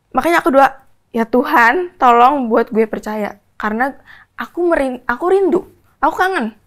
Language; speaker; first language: Indonesian; native; Indonesian